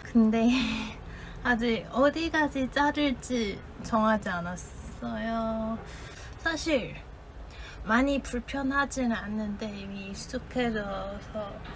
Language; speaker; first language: Korean; non-native, fluent; Chinese